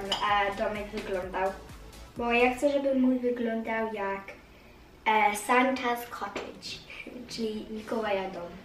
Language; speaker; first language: Polish; early bilingual, heritage; Polish